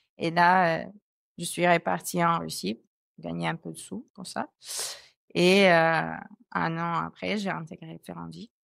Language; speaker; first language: French; non-native, fluent; Russian